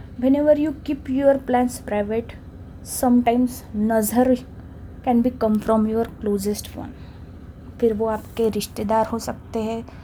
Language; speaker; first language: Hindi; non-native, local second language; Marathi